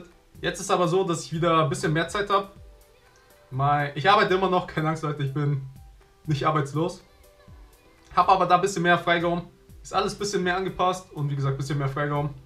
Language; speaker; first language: German; native; German